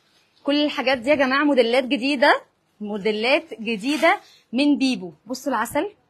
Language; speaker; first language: Arabic; native; Arabic